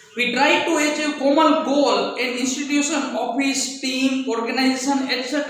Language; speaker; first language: English; non-native, local second language; Gujarati